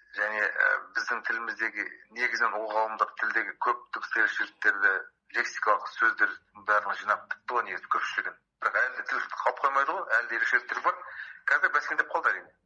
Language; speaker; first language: Kazakh; native; Kazakh